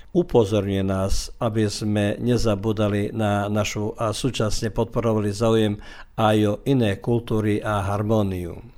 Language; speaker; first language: Slovak; early bilingual, heritage; Slovak